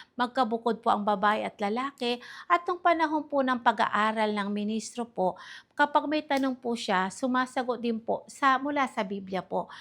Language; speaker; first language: Filipino; native; Filipino